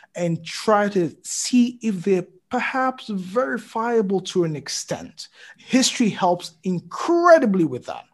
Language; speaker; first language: English; non-native, local second language; Yoruba